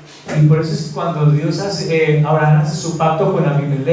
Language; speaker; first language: Spanish; native; Spanish